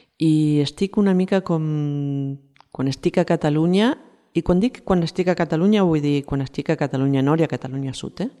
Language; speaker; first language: Catalan; non-native, fluent; Spanish